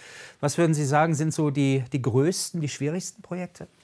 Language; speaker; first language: German; native; German